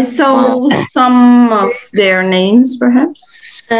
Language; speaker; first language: English; non-native, fluent; Indonesian